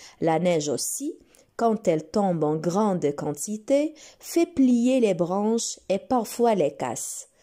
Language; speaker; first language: French; non-native, local second language; Arabic